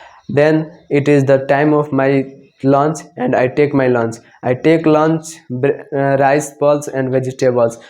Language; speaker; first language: English; non-native, learner; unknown